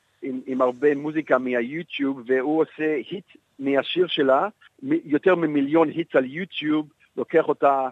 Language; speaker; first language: Hebrew; non-native, fluent; English